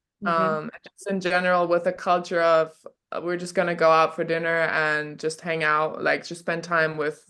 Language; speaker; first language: English; non-native, fluent; German